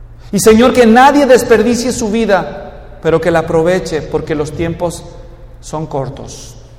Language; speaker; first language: Spanish; native; Spanish